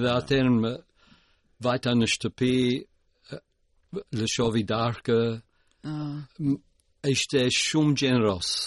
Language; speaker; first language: Albanian; early bilingual, heritage; Albanian